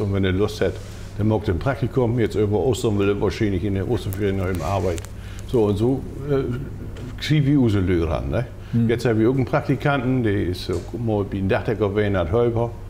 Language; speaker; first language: German; native; German